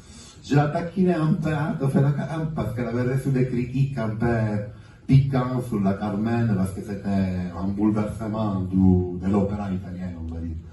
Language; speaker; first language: French; non-native, fluent; Italian